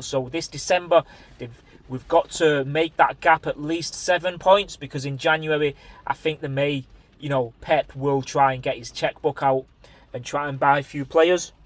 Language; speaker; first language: English; native; English